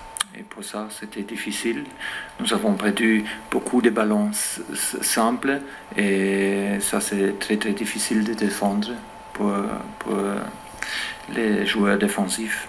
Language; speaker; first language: French; non-native, fluent; German